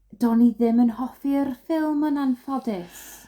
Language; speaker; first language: Welsh; non-native, learner; English